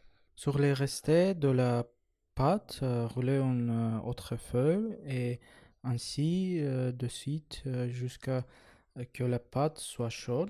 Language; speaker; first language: French; non-native, learner; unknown